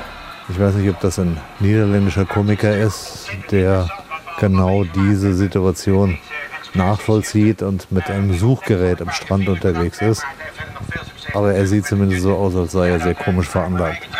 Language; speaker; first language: German; native; German